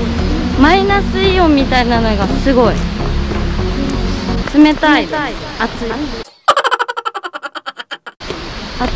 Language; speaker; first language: Japanese; native; Japanese